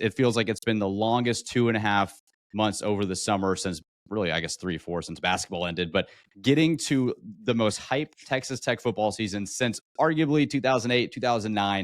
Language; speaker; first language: English; native; English